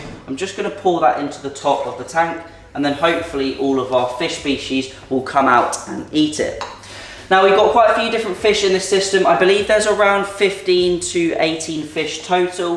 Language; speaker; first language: English; native; English